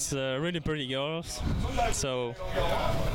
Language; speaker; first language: English; non-native, learner; Russian